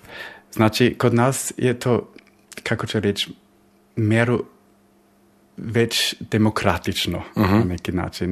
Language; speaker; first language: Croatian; early bilingual, heritage; Croatian